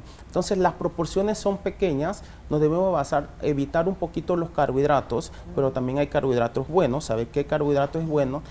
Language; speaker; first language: Spanish; native; Spanish